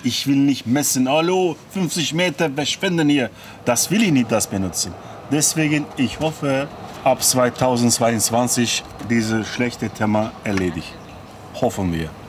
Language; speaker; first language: German; non-native, learner; Turkish